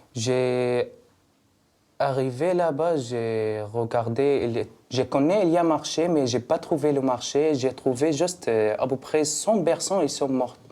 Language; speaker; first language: French; non-native, learner; Arabic